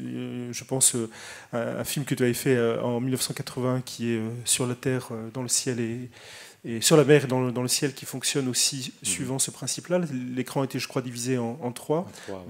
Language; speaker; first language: French; native; French